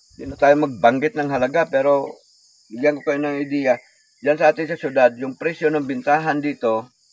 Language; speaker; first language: Filipino; native; Filipino